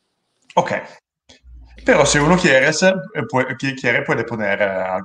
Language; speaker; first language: Spanish; non-native, learner; Italian